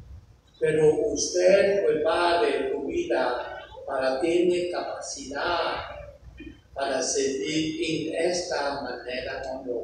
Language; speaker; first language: Spanish; non-native, fluent; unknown